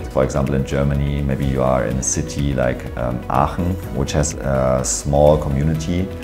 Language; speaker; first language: English; non-native, fluent; German